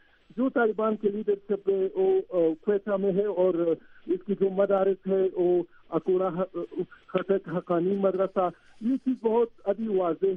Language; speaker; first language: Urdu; non-native, learner; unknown